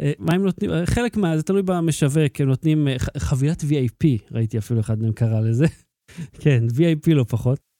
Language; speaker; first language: Hebrew; native; Hebrew